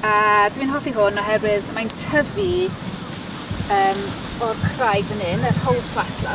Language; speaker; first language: Welsh; non-native, fluent; English